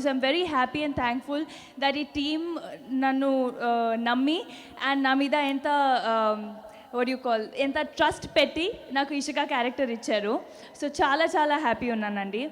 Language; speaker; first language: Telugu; non-native, learner; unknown